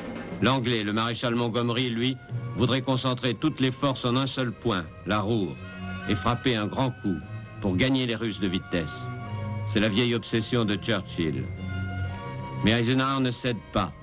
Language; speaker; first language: French; native; French